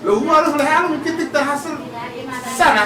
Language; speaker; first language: Arabic; non-native, learner; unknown